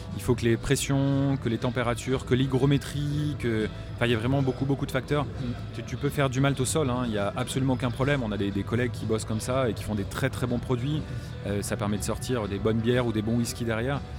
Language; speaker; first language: French; native; French